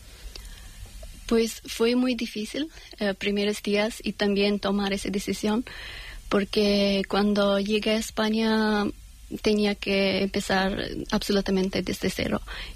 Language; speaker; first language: Spanish; non-native, learner; Persian